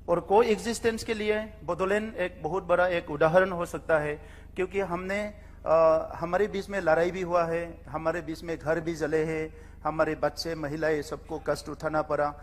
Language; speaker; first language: Hindi; non-native, local second language; Bodo